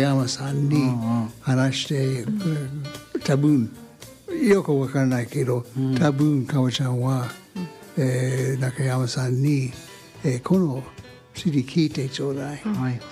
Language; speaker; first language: Japanese; non-native, learner; English